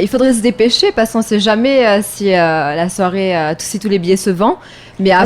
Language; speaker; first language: French; native; French